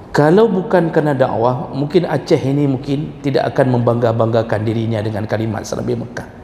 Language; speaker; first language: Malay; non-native, local second language; Achinese